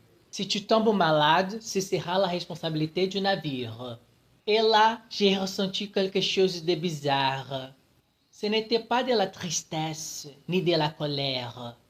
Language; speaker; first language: French; non-native, fluent; Portuguese